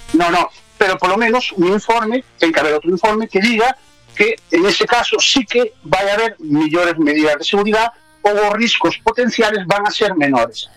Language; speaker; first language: Galician; native; Galician